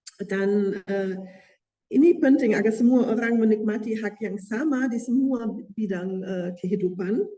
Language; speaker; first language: Indonesian; non-native, fluent; German